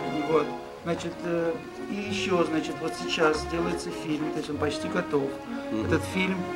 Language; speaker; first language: Russian; native; Russian